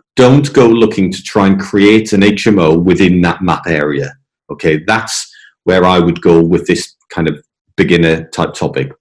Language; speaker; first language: English; native; English